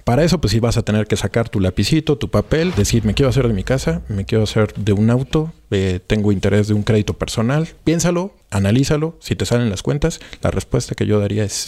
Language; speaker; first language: Spanish; native; Spanish